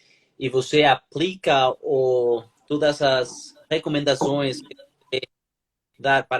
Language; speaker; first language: Portuguese; non-native, learner; Spanish